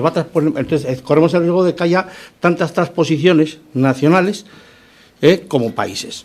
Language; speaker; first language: Spanish; native; Spanish